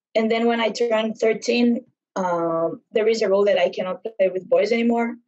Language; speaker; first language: English; non-native, fluent; Hebrew